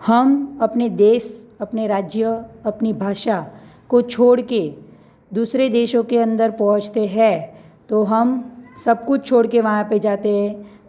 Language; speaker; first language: Hindi; non-native, local second language; Gujarati